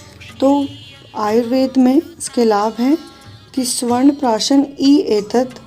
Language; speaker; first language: Hindi; native; Hindi